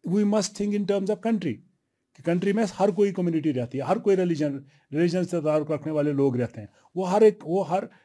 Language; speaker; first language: Hindi; non-native, local second language; Kashmiri